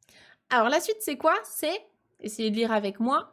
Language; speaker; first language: French; native; French